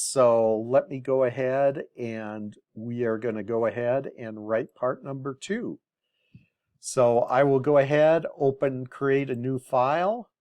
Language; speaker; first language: English; native; English